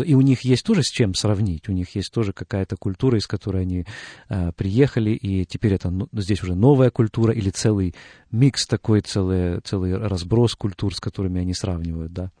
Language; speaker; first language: Russian; native; Russian